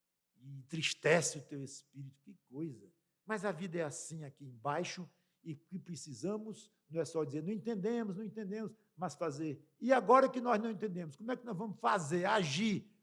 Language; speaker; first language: Portuguese; native; Portuguese